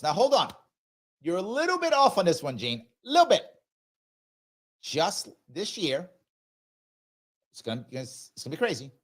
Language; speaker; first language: English; native; English